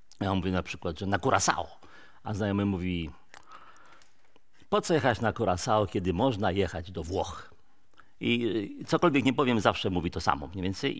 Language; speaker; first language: Polish; native; Polish